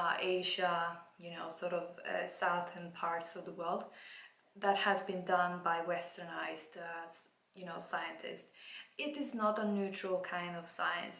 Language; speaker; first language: English; non-native, fluent; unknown